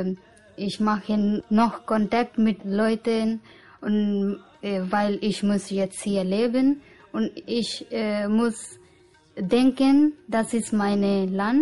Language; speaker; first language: German; non-native, learner; Punjabi